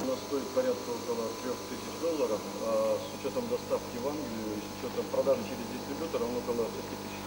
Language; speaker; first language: Russian; native; Russian